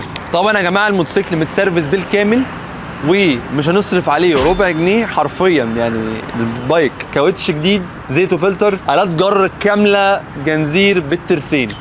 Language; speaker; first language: Arabic; native; Arabic